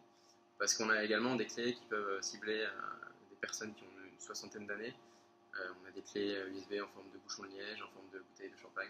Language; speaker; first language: French; native; French